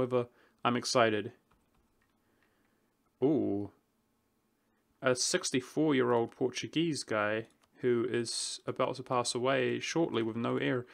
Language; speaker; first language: English; native; English